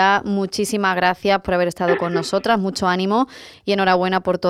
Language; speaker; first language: Spanish; native; Spanish